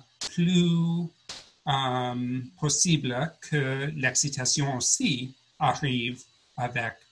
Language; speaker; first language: French; non-native, learner; English